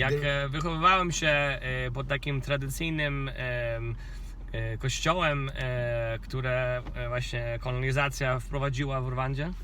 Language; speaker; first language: Polish; non-native, fluent; Kinyarwanda